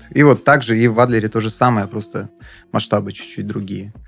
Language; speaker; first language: Russian; native; Russian